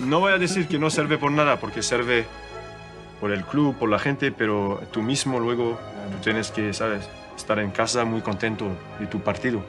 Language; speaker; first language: Spanish; non-native, learner; French